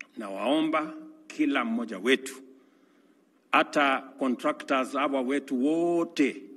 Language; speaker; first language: Swahili; non-native, local second language; Kalenjin